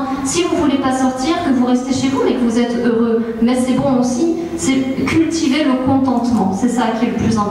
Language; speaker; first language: French; native; French